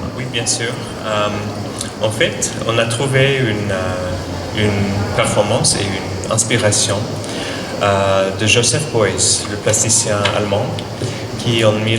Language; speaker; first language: French; non-native, fluent; English